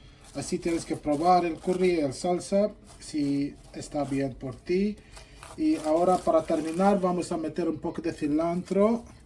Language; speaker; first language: Spanish; non-native, fluent; Sylheti